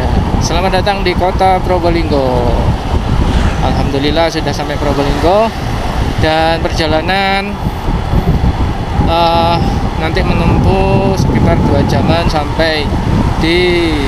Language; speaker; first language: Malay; non-native, local second language; Javanese